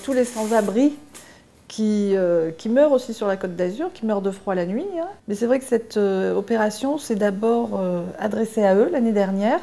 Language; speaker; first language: French; native; French